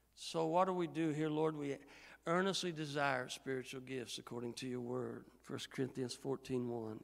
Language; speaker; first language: English; native; English